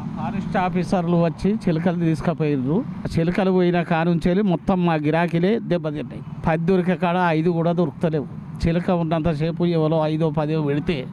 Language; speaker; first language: Telugu; native; Telugu